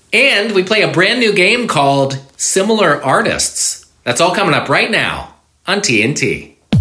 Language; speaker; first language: English; native; English